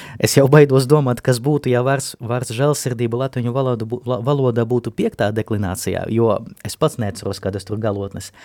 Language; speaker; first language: Latvian; non-native, local second language; Russian